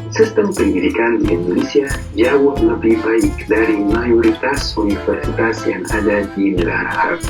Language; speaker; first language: Indonesian; non-native, fluent; Arabic